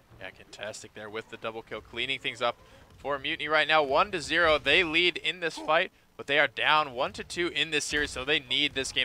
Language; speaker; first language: English; native; English